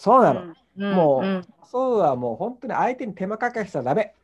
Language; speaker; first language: Japanese; native; Japanese